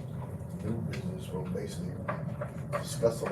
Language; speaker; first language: English; native; English